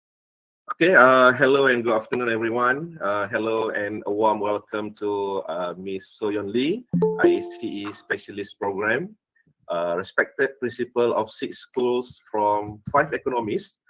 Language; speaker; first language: English; non-native, fluent; Malay